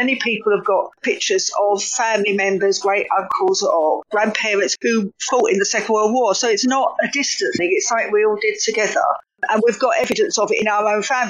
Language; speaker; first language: English; native; English